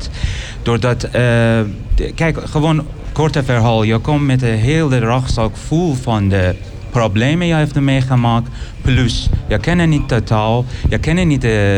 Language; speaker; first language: Dutch; non-native, learner; Persian